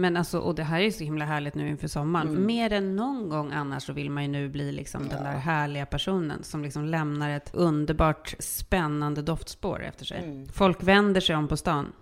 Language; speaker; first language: Swedish; native; Swedish